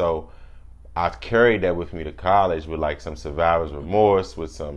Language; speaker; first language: English; native; English